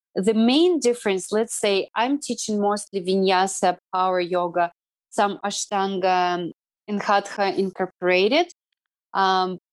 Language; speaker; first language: English; non-native, fluent; Russian